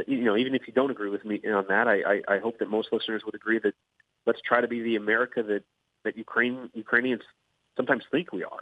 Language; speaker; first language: English; native; English